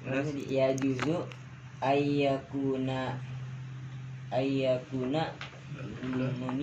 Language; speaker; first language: Arabic; non-native, learner; Indonesian